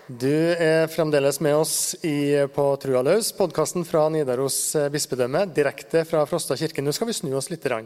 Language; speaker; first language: Norwegian; native; Norwegian